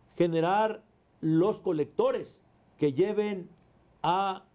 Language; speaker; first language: Spanish; native; Spanish